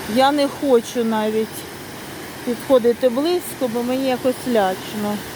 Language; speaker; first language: Ukrainian; native; Ukrainian